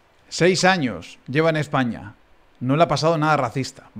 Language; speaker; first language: Spanish; native; Spanish